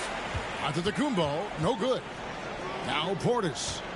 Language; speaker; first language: English; native; English